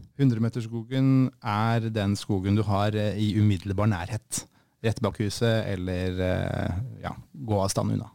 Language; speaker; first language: Norwegian; native; Norwegian